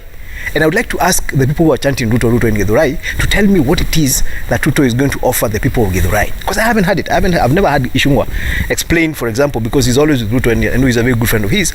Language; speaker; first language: English; non-native, local second language; Kikuyu